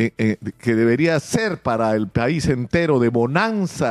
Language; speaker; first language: Spanish; native; Spanish